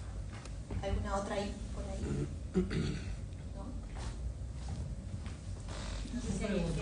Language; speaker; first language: Spanish; native; Spanish